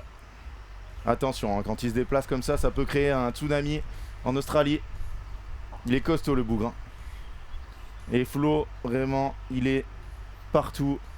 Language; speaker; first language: French; native; French